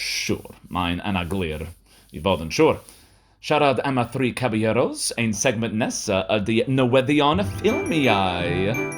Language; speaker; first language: Welsh; non-native, learner; English